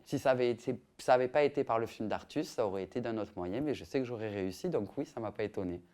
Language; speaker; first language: French; native; French